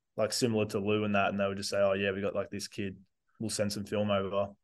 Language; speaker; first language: English; native; English